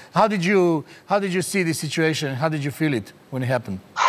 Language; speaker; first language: English; non-native, fluent; Serbian